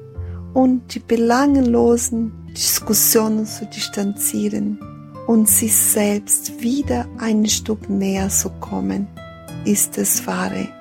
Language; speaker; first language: German; non-native, fluent; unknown